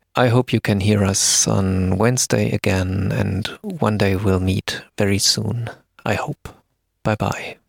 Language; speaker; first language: English; non-native, fluent; German